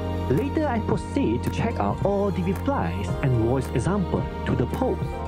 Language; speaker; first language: English; non-native, local second language; Chinese